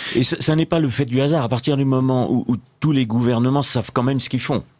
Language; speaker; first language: French; native; French